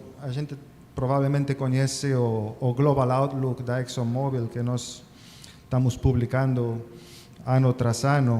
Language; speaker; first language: Portuguese; non-native, fluent; Spanish